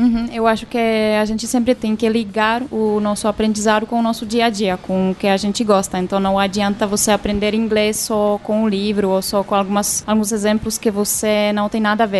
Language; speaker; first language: Portuguese; non-native, fluent; Czech